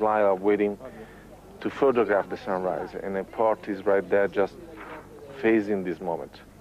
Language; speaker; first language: English; non-native, fluent; Italian